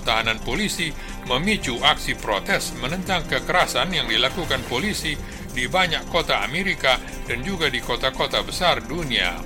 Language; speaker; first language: Indonesian; native; Indonesian